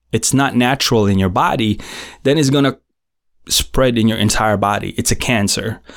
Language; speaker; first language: English; non-native, local second language; Filipino